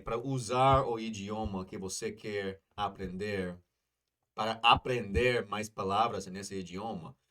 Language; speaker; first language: Portuguese; non-native, fluent; English